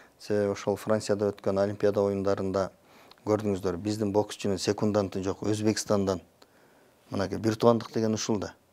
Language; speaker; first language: Kyrgyz; native; Kyrgyz